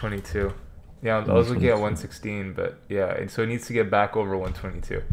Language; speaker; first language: English; native; English